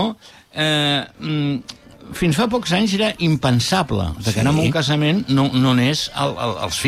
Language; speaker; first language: Catalan; native; Catalan